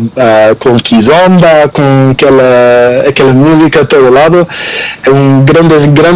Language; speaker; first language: Spanish; non-native, learner; Portuguese